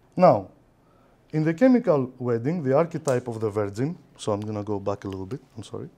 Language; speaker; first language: English; non-native, fluent; Greek